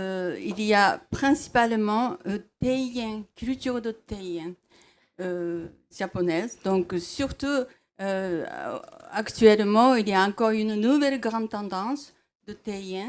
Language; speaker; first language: French; non-native, fluent; Japanese